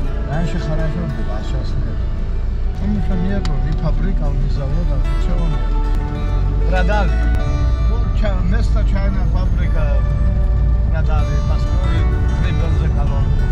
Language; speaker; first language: Russian; non-native, learner; Georgian